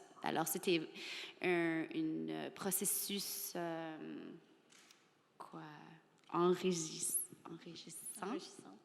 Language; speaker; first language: French; non-native, learner; English